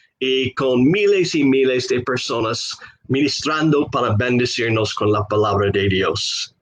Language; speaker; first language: Spanish; non-native, fluent; English